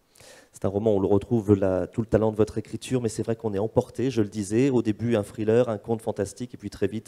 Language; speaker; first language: French; native; French